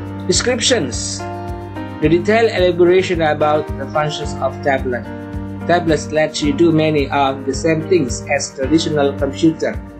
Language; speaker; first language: English; non-native, fluent; Indonesian